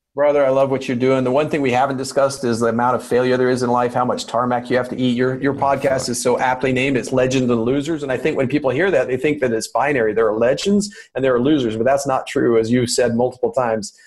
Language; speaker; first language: English; native; English